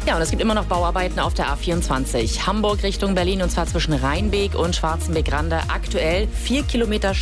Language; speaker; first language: German; native; German